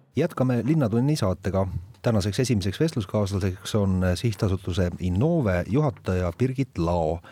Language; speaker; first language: Estonian; native; Estonian